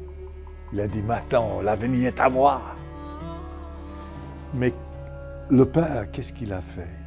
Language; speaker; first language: French; non-native, fluent; English